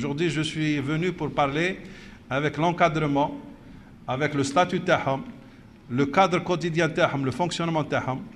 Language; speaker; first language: French; non-native, local second language; Arabic